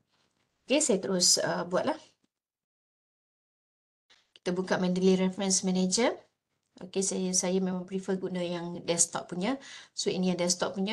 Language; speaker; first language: Malay; native; Malay